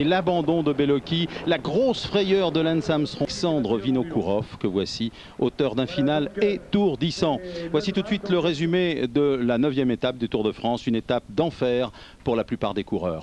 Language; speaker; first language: French; native; French